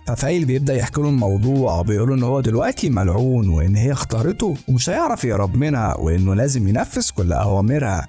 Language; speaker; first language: Arabic; native; Arabic